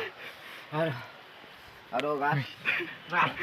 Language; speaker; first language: Indonesian; non-native, local second language; Sundanese